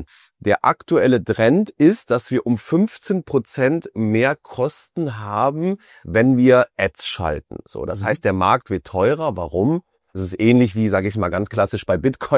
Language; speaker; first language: German; native; German